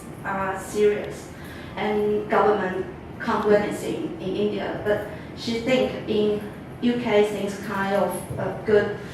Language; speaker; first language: English; non-native, fluent; Chinese